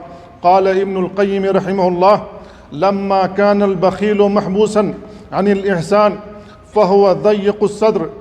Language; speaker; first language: Arabic; non-native, fluent; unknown